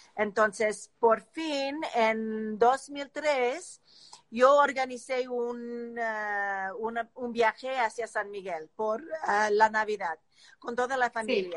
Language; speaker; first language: Spanish; non-native, learner; English